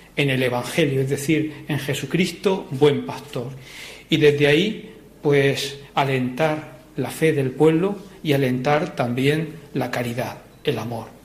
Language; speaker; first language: Spanish; native; Spanish